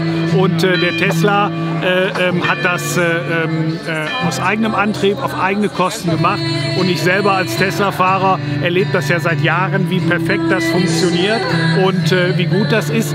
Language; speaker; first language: German; native; German